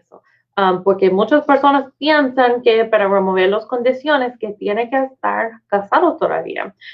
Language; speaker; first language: Spanish; non-native, fluent; English